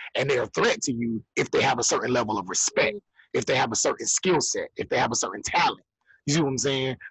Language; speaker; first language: English; native; English